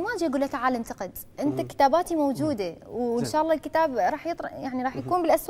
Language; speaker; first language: Arabic; native; Arabic